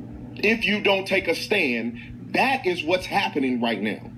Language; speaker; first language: English; native; English